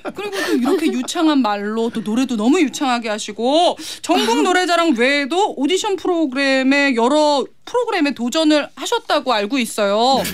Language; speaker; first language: Korean; native; Korean